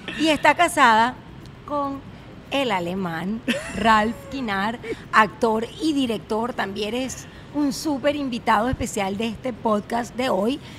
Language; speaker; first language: Spanish; native; Spanish